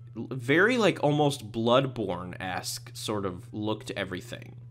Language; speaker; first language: English; native; English